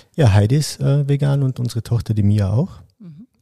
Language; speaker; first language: German; early bilingual, other home language; Arabic